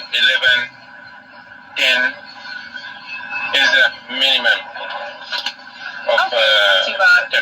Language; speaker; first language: English; non-native, learner; Arabic